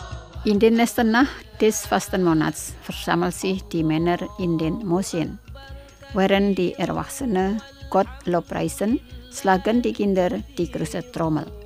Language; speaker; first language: German; non-native, fluent; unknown